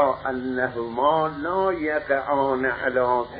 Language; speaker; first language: Arabic; non-native, fluent; Persian